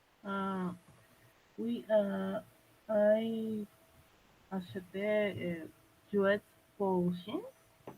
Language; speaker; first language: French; non-native, learner; Spanish